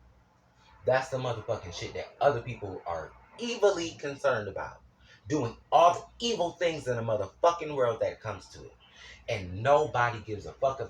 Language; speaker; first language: English; native; English